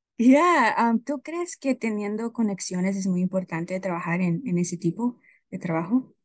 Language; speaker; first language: Spanish; early bilingual, heritage; Spanish